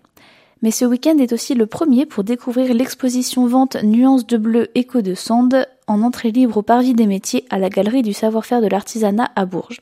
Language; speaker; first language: French; native; French